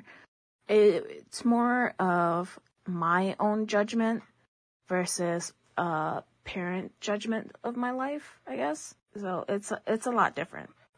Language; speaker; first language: English; early bilingual, other home language; Chinese